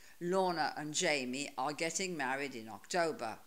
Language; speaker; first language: English; non-native, fluent; Italian